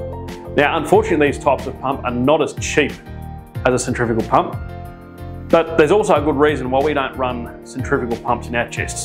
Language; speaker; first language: English; native; English